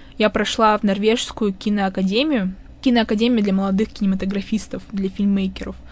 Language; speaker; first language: Russian; native; Russian